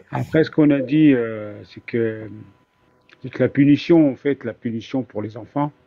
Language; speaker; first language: French; non-native, local second language; Arabic